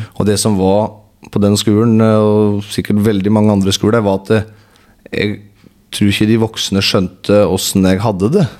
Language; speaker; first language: Norwegian; native; Norwegian